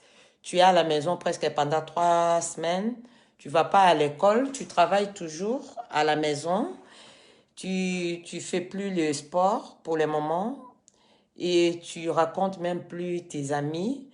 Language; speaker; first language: French; non-native, fluent; Lingala